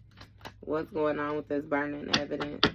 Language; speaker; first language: English; native; English